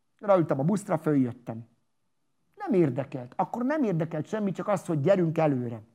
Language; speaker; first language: Hungarian; non-native, local second language; Romany